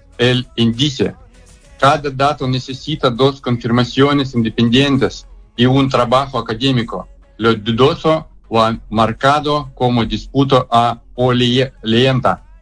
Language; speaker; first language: Spanish; non-native, learner; Russian